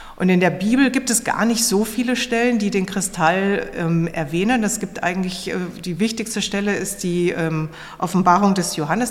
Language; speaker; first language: German; native; German